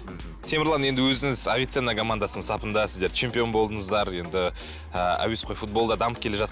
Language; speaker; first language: Kazakh; native; Kazakh